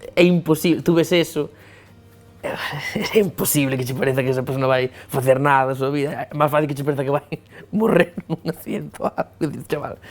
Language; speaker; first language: Galician; native; Galician